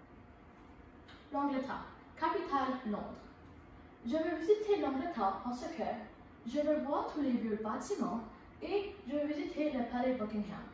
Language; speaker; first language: French; non-native, learner; English